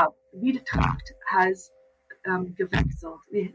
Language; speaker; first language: German; non-native, learner; English